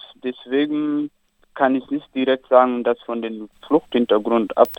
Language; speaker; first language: German; non-native, learner; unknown